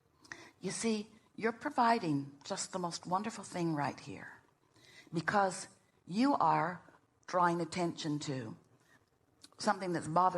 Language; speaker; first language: English; native; English